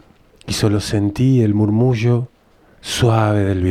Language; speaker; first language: Spanish; native; Spanish